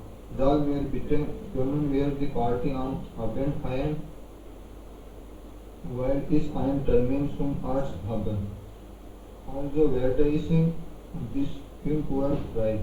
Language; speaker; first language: German; non-native, learner; Hindi